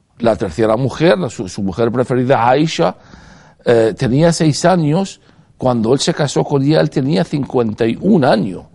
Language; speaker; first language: Spanish; non-native, fluent; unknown